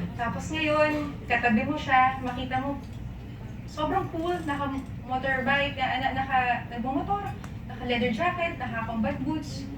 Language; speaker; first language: Filipino; native; Filipino